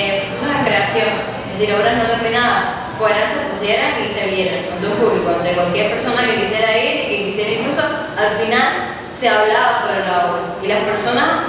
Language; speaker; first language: Spanish; native; Spanish